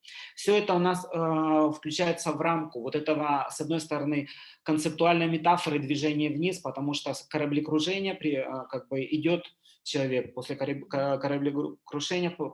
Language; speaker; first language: Russian; native; Russian